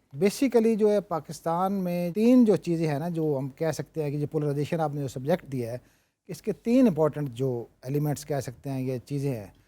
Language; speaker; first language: Urdu; non-native, local second language; Punjabi